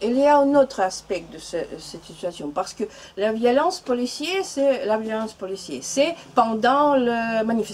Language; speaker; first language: French; non-native, learner; Russian